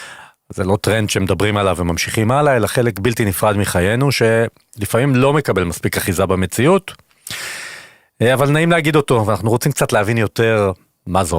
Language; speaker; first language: Hebrew; native; Hebrew